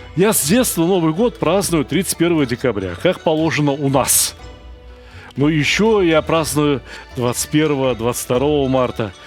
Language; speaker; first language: Russian; native; Russian